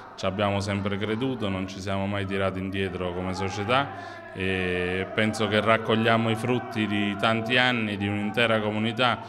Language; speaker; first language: Italian; native; Italian